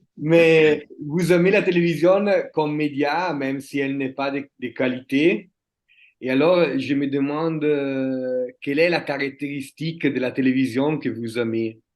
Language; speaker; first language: French; non-native, fluent; Italian